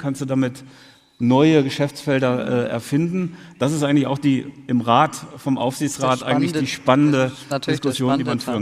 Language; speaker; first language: German; native; German